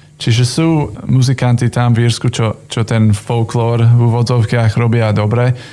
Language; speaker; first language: Slovak; non-native, fluent; English